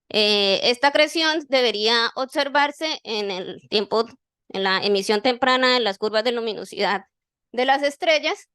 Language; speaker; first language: Spanish; native; Spanish